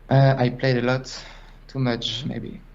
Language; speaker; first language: English; non-native, fluent; French